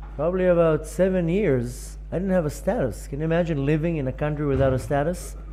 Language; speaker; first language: English; non-native, fluent; Hebrew